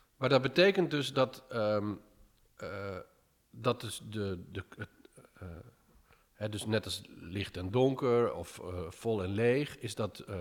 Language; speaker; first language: Dutch; early bilingual, other home language; English